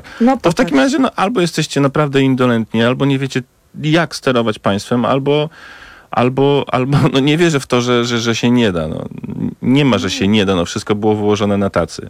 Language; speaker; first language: Polish; native; Polish